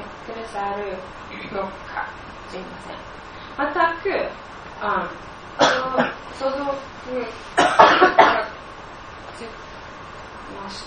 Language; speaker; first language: Japanese; non-native, learner; English